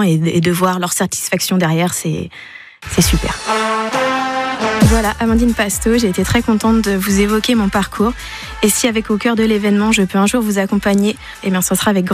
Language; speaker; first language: French; native; French